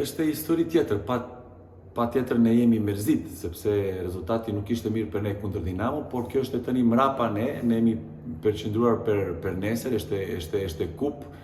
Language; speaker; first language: Albanian; non-native, learner; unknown